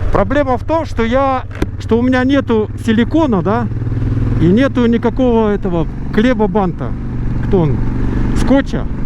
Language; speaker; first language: Russian; native; Russian